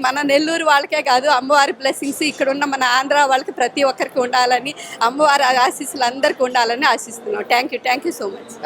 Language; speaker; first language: Telugu; native; Telugu